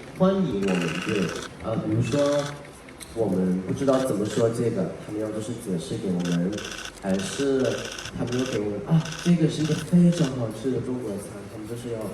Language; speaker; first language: Chinese; non-native, learner; Thai